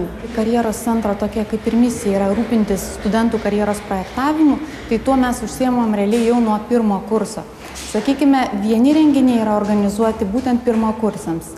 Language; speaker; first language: Lithuanian; native; Lithuanian